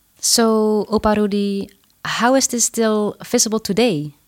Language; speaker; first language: English; non-native, fluent; Dutch